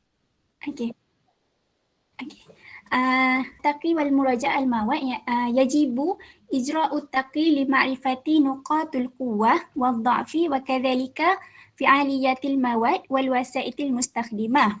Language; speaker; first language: Arabic; non-native, learner; Malay